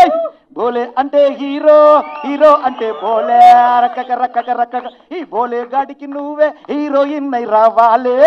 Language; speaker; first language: Telugu; native; Telugu